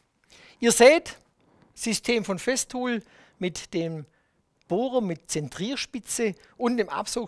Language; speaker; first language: German; native; German